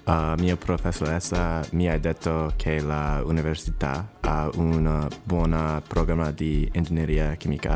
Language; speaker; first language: Italian; non-native, learner; English